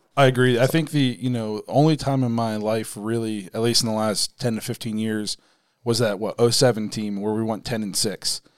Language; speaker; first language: English; native; English